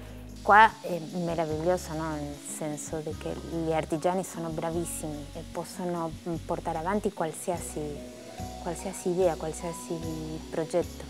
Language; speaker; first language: Italian; non-native, fluent; Spanish